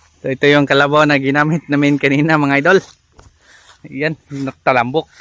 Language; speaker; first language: Filipino; non-native, local second language; Cebuano